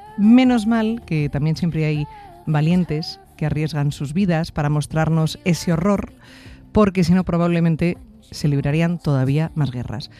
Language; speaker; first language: Spanish; native; Spanish